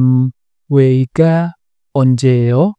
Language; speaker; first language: Korean; non-native, fluent; Indonesian